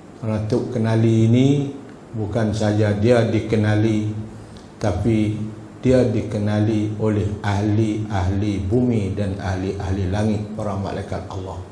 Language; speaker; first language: Malay; native; Malay